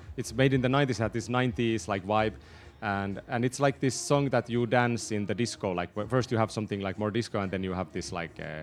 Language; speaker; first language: English; non-native, fluent; Finnish